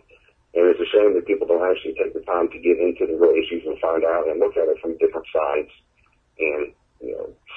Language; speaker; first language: English; native; English